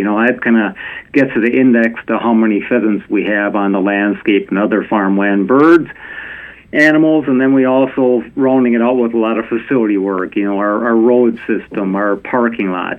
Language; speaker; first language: English; native; English